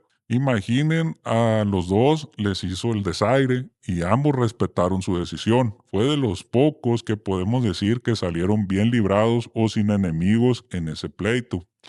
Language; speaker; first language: Spanish; native; Spanish